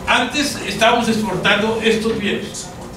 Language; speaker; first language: Spanish; native; Spanish